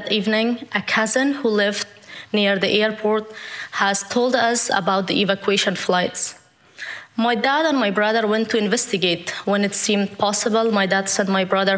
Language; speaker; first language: English; non-native, fluent; Persian